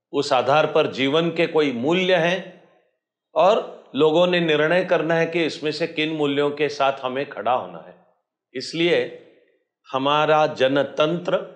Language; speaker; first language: Hindi; non-native, local second language; Marathi